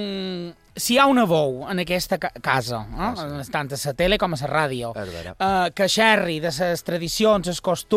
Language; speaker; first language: Catalan; native; Catalan